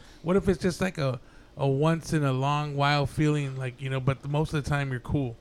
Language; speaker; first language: English; native; English